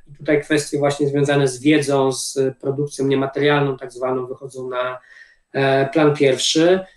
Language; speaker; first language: Polish; native; Polish